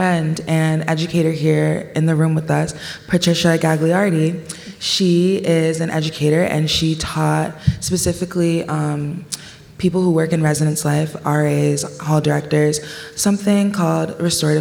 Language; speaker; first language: English; native; English